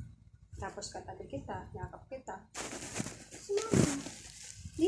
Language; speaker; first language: Filipino; native; Filipino